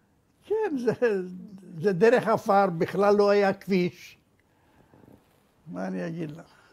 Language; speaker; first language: Hebrew; non-native, fluent; Romanian